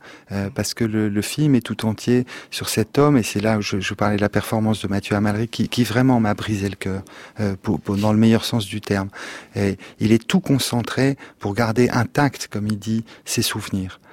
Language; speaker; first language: French; native; French